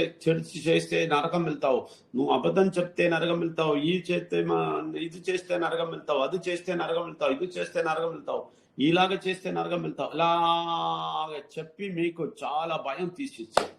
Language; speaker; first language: Telugu; non-native, learner; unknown